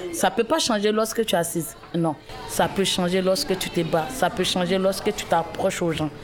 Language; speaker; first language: French; non-native, local second language; Bambara